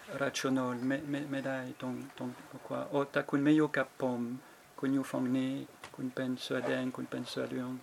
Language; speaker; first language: Thai; non-native, fluent; French